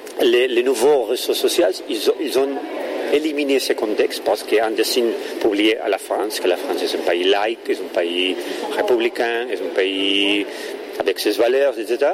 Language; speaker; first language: French; non-native, learner; Catalan